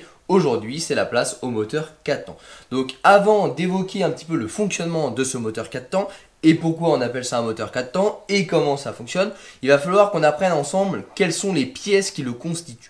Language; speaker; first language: French; native; French